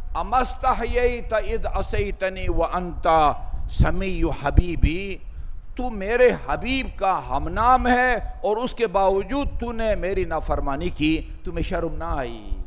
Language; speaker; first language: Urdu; non-native, local second language; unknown